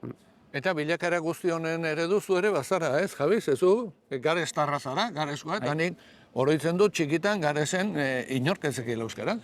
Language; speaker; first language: Basque; native; Basque